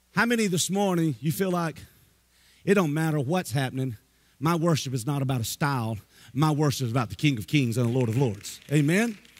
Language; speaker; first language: English; native; English